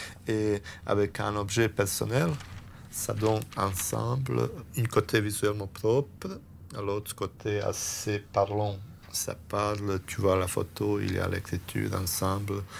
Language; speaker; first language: French; non-native, fluent; Bosnian